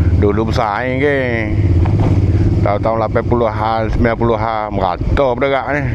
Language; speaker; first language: Malay; native; Malay